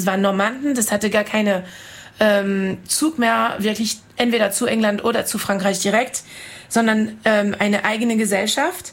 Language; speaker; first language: German; non-native, fluent; French